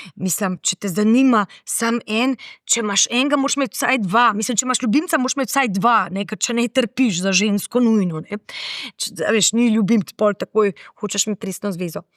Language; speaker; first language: Slovenian; native; Slovenian